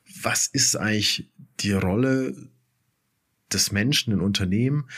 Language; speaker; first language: German; native; German